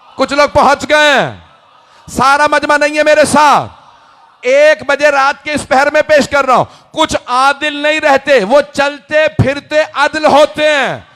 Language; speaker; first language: Urdu; early bilingual, heritage; Urdu